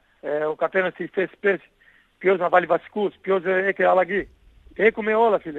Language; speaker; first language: Greek; non-native, learner; Portuguese